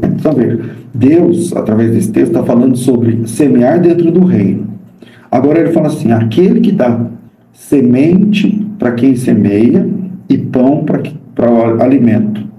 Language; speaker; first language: Portuguese; native; Portuguese